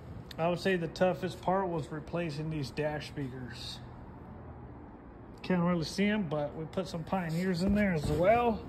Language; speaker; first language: English; native; English